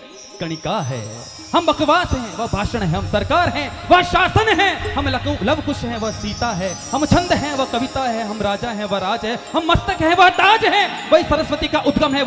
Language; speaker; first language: Hindi; native; Hindi